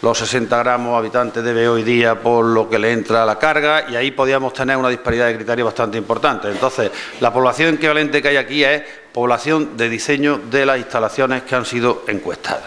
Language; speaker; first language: Spanish; native; Spanish